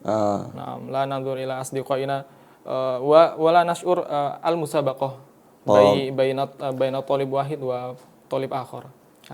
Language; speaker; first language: Arabic; non-native, learner; Indonesian